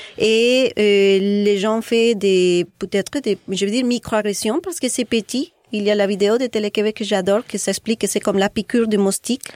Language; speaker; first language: French; non-native, fluent; Spanish